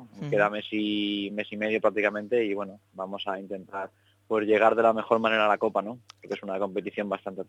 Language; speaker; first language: Spanish; native; Spanish